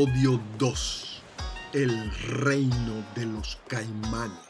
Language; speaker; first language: Spanish; native; Spanish